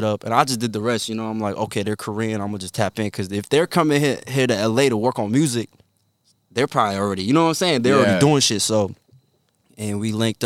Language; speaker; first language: English; early bilingual, other home language; Korean